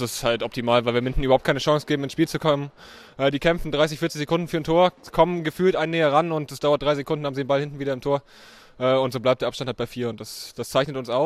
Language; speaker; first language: German; native; German